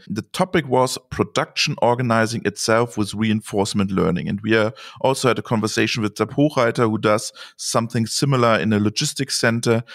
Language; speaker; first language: English; non-native, fluent; German